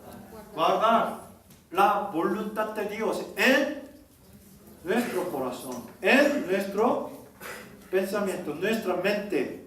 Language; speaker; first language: Spanish; non-native, learner; Korean